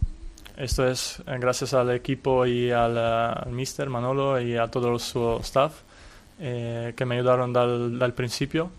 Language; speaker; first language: Spanish; non-native, fluent; Italian